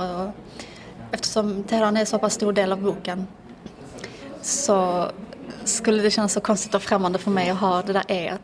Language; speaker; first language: Swedish; early bilingual, other home language; Persian